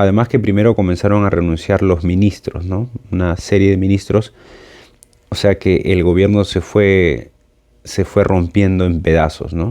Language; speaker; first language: Spanish; native; Spanish